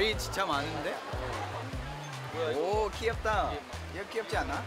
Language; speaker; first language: Korean; non-native, fluent; Vietnamese